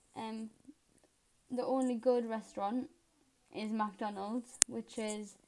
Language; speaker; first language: English; native; English